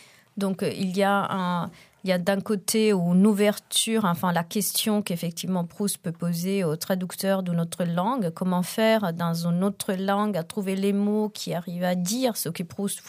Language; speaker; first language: French; non-native, fluent; Italian